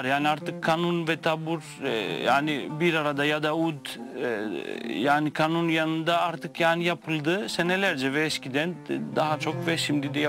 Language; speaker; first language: Turkish; non-native, fluent; Greek